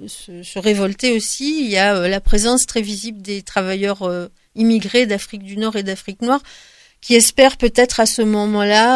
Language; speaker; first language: French; native; French